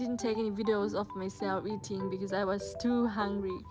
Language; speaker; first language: English; non-native, fluent; Thai